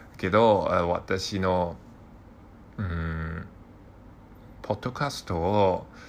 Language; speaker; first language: Japanese; non-native, learner; Cantonese